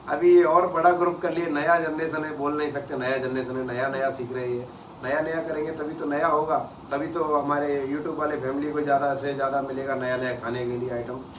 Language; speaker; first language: Hindi; non-native, local second language; Kannada